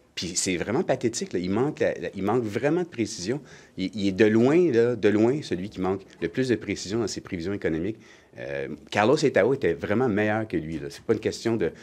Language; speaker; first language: French; native; French